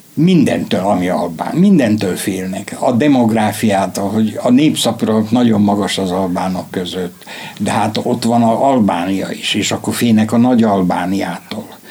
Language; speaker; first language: Hungarian; native; Hungarian